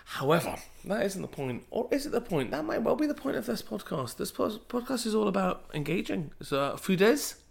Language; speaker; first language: English; native; English